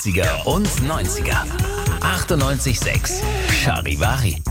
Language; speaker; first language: German; native; German